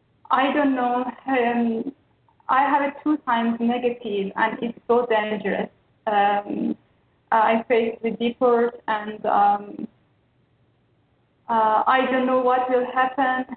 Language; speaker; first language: English; non-native, learner; Persian